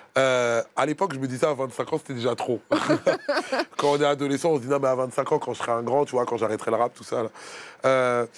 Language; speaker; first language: French; native; French